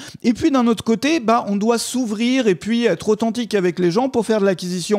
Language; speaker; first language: French; native; French